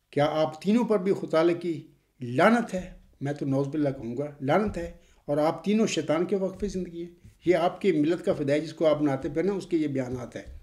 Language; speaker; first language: Urdu; native; Urdu